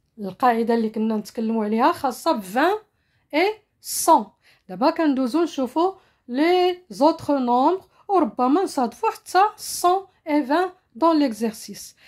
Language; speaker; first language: French; non-native, local second language; Arabic